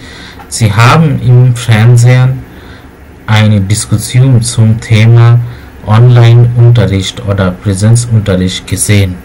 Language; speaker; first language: German; non-native, fluent; Bangla